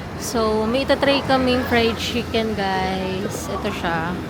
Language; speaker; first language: Filipino; native; Filipino